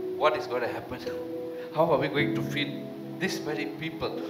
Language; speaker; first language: English; non-native, local second language; Tamil